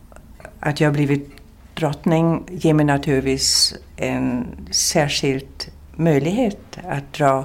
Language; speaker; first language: Swedish; non-native, fluent; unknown